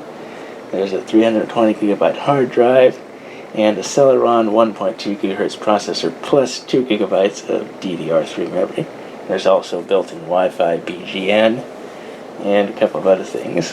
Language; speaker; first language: English; native; English